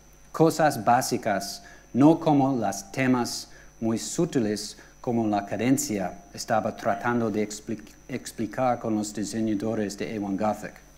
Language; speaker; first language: Spanish; non-native, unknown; English